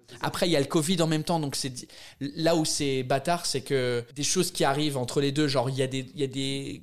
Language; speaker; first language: French; non-native, fluent; English